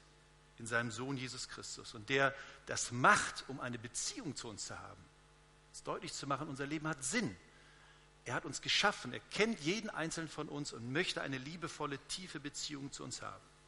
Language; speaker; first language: German; native; German